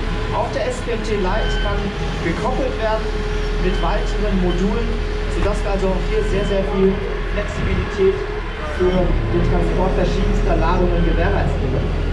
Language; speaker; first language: German; native; German